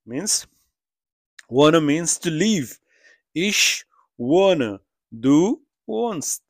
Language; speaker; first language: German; non-native, fluent; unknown